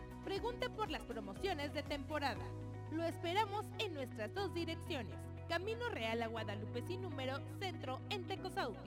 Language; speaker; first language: Spanish; native; Spanish